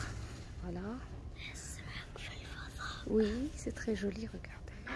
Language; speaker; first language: French; non-native, fluent; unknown